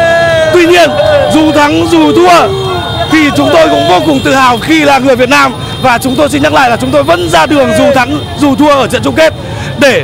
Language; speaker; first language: Vietnamese; native; Vietnamese